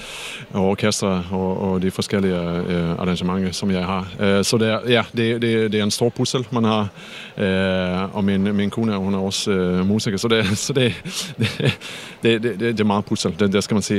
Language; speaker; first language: Danish; non-native, fluent; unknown